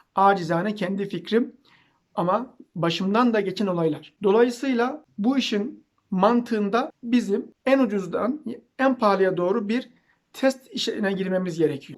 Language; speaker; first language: Turkish; native; Turkish